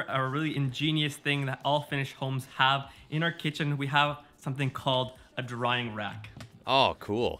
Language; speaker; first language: English; native; English